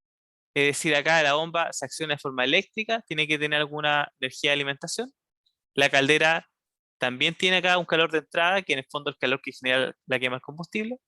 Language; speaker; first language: Spanish; native; Spanish